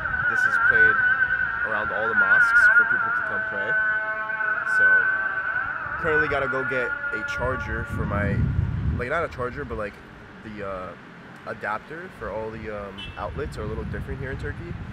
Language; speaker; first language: English; early bilingual, other home language; Turkish